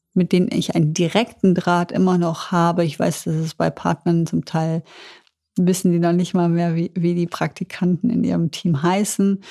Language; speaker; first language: German; native; German